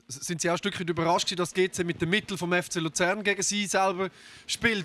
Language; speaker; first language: German; native; German